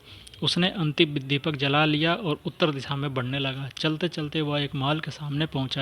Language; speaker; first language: Hindi; native; Hindi